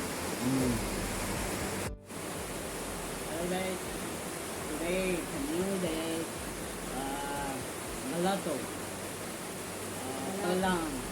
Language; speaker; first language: English; non-native, local second language; Tamil